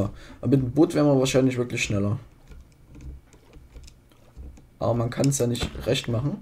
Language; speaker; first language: German; native; German